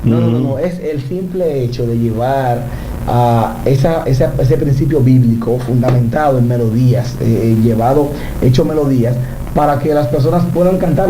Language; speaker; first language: Spanish; native; Spanish